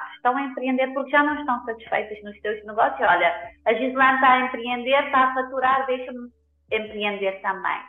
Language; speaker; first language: Portuguese; non-native, local second language; Kabuverdianu